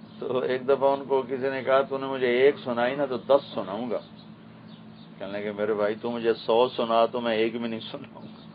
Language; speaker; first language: Urdu; non-native, local second language; Punjabi